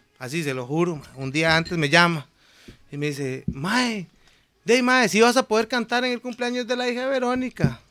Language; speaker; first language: Spanish; native; Spanish